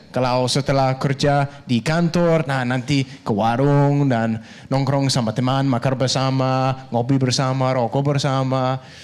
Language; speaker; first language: Indonesian; non-native, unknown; Danish